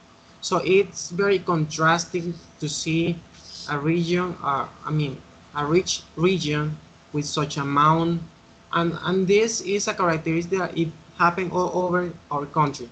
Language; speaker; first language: English; non-native, fluent; Spanish